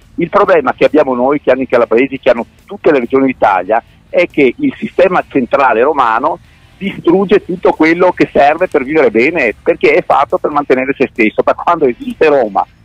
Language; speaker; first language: Italian; native; Italian